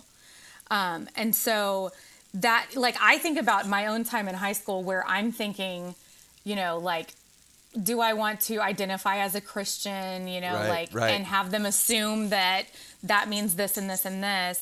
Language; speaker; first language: English; native; English